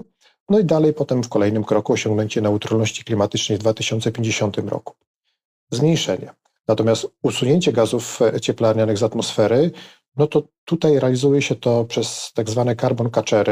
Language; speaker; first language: Polish; native; Polish